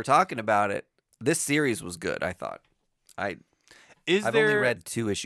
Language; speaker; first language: English; native; English